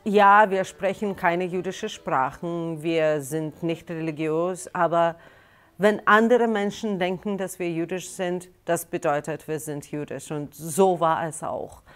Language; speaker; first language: German; non-native, fluent; Russian